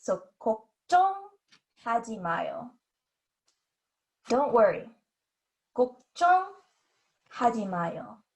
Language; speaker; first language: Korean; non-native, learner; English